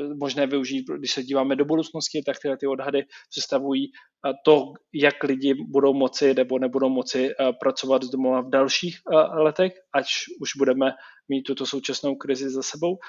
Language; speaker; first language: Czech; native; Czech